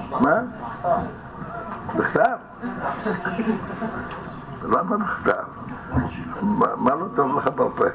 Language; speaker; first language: Hebrew; non-native, fluent; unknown